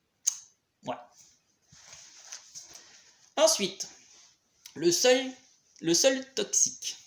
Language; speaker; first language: French; native; French